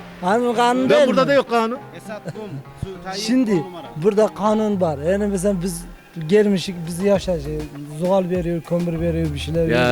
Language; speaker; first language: Turkish; non-native, learner; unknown